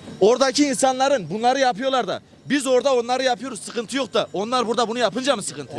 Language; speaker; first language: Turkish; native; Turkish